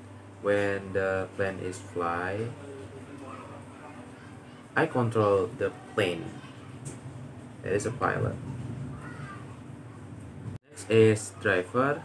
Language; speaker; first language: English; non-native, learner; Indonesian